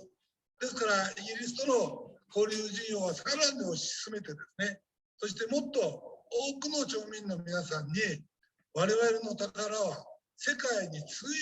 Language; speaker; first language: Japanese; native; Japanese